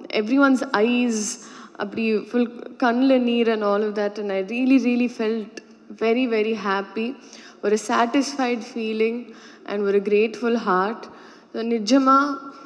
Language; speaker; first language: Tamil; non-native, learner; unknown